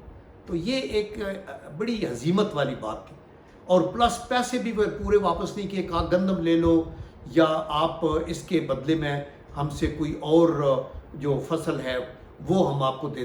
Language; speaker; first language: Urdu; native; Urdu